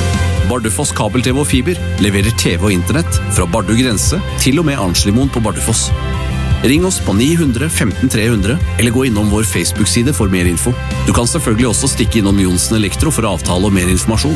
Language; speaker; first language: Norwegian; native; Norwegian